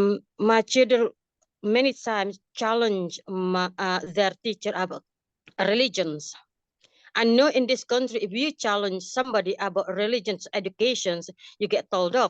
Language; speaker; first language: English; non-native, fluent; Indonesian